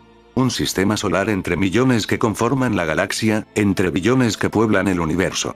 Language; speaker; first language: Spanish; native; Spanish